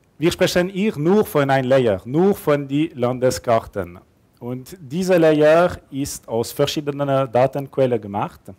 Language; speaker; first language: German; non-native, local second language; French